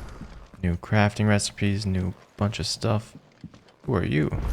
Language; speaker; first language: English; native; English